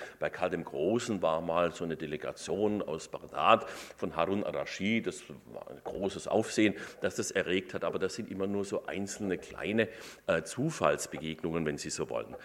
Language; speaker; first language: German; native; German